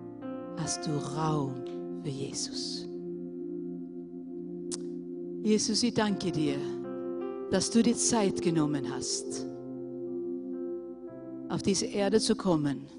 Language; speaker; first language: German; non-native, fluent; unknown